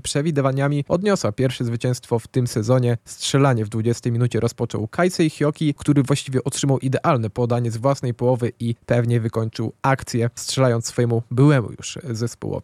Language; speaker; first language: Polish; native; Polish